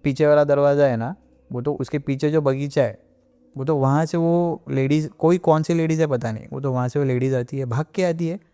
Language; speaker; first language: Hindi; non-native, local second language; Marathi